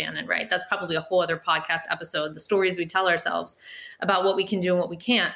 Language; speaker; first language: English; native; English